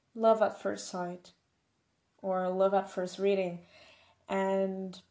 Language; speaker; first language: English; non-native, fluent; Portuguese